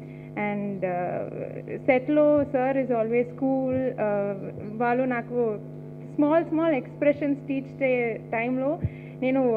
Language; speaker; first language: Telugu; non-native, learner; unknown